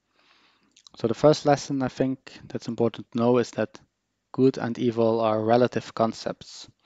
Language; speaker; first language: English; non-native, fluent; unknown